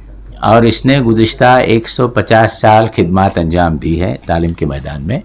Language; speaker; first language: Hindi; native; Hindi